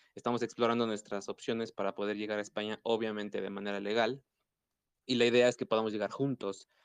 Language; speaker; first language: Spanish; native; Spanish